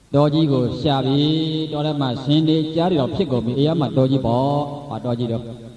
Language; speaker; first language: Burmese; native; Burmese